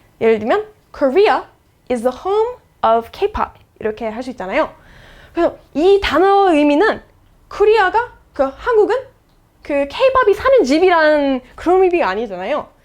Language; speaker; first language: Korean; non-native, fluent; English